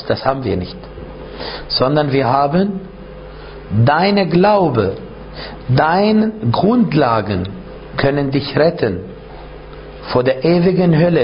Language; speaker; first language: German; non-native, fluent; Arabic